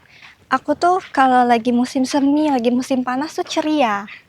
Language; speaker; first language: Indonesian; native; Indonesian